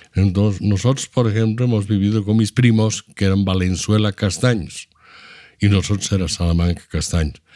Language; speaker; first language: Spanish; native; Spanish